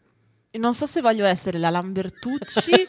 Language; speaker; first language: Italian; native; Italian